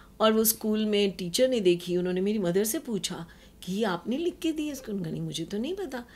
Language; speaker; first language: Urdu; non-native, local second language; Punjabi